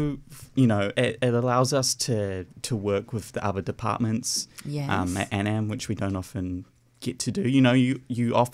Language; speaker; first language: English; native; English